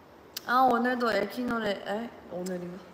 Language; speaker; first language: Korean; non-native, fluent; Thai